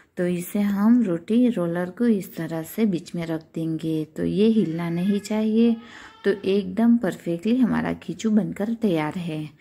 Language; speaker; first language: Hindi; non-native, local second language; Gujarati